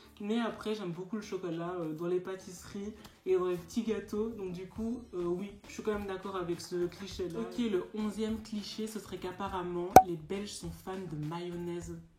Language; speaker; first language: French; native; French